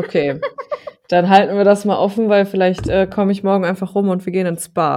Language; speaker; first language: German; native; German